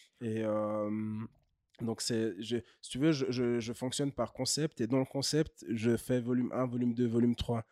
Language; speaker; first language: French; early bilingual, other home language; Kinyarwanda